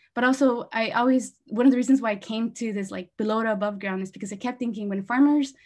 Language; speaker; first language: English; native; English